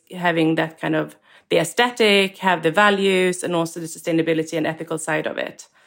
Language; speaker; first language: English; non-native, fluent; Swedish